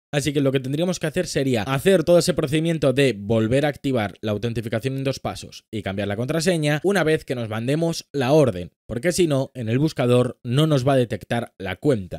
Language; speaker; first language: Spanish; native; Spanish